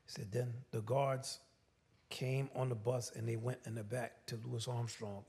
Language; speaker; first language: English; native; English